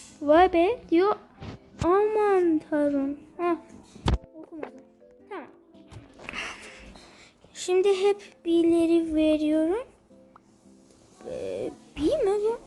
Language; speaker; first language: Turkish; early bilingual, heritage; Turkish